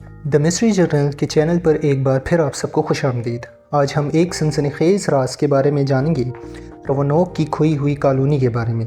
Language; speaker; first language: Urdu; native; Urdu